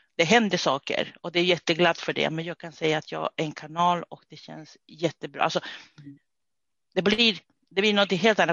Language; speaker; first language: Swedish; non-native, fluent; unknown